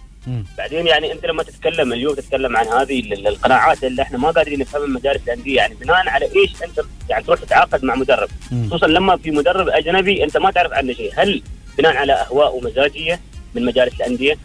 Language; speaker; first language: Arabic; native; Arabic